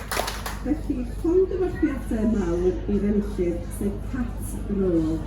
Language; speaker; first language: Welsh; native; Welsh